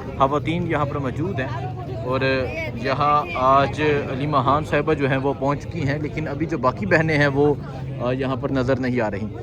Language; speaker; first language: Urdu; native; Urdu